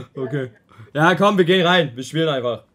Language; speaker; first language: German; native; German